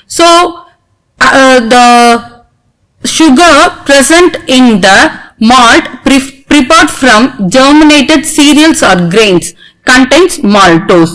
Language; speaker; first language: English; non-native, local second language; Tamil